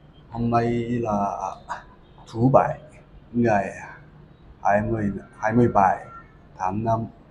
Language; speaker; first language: Vietnamese; non-native, learner; Japanese